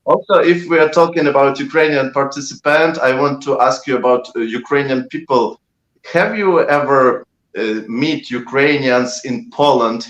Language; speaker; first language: English; non-native, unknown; Ukrainian